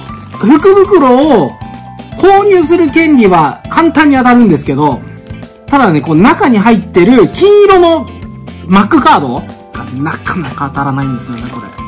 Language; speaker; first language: Japanese; native; Japanese